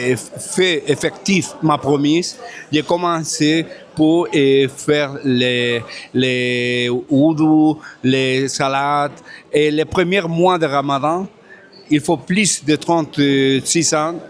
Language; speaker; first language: French; non-native, fluent; Spanish